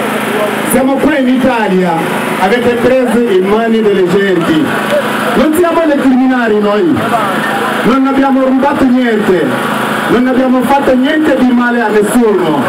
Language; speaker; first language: Italian; non-native, learner; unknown